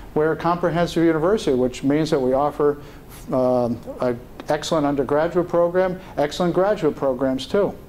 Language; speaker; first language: English; native; English